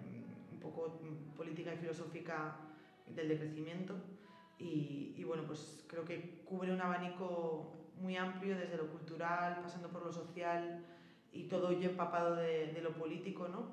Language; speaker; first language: Spanish; non-native, local second language; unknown